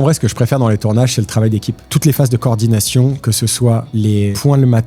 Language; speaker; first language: French; native; French